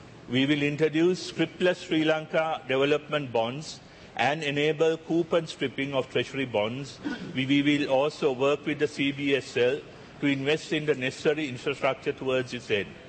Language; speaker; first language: English; non-native, local second language; Sinhala